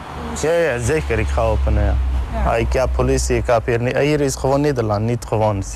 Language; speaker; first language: Dutch; non-native, learner; Arabic